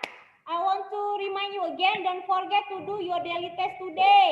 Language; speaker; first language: English; non-native, learner; Indonesian